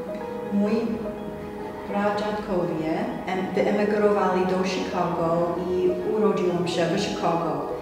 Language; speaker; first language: Polish; non-native, learner; English